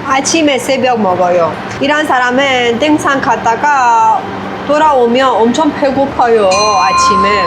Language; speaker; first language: Korean; non-native, learner; Persian